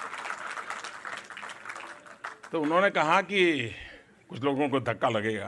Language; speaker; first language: Hindi; non-native, local second language; Gujarati